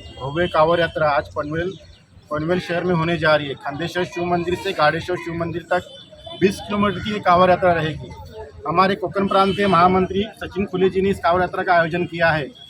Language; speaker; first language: Hindi; non-native, local second language; Marathi